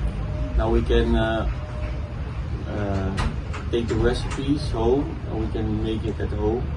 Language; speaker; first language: English; non-native, fluent; Dutch